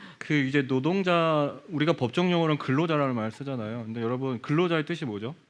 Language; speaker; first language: Korean; native; Korean